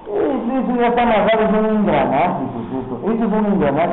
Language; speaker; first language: Spanish; native; Spanish